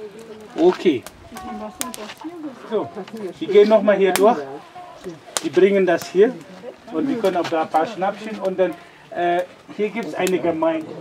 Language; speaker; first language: German; non-native, learner; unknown